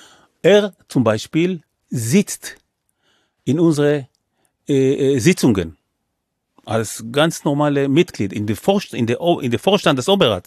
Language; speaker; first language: German; non-native, fluent; Hebrew